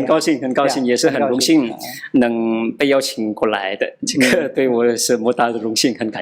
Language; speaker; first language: Chinese; non-native, fluent; Madurese